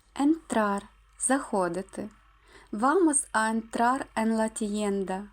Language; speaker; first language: Spanish; non-native, fluent; Ukrainian